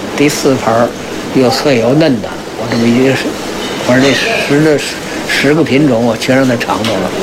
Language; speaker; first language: Chinese; native; Chinese